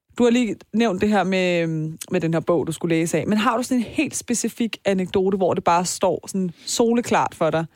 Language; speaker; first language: Danish; early bilingual, other home language; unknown